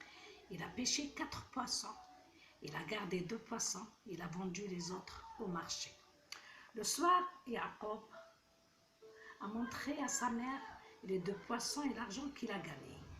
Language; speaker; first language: French; non-native, local second language; Arabic